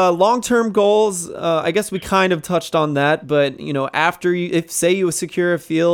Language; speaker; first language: English; native; English